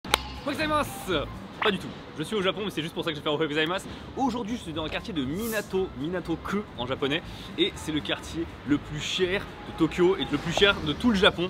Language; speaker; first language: French; native; French